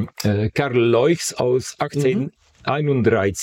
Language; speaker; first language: German; non-native, fluent; Dutch